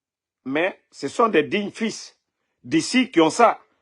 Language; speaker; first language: French; non-native, local second language; Mandingo